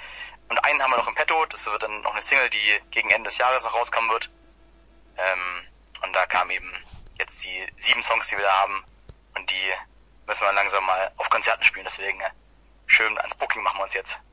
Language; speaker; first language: German; native; German